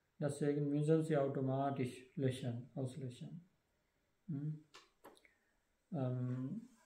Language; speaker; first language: German; non-native, fluent; Sinhala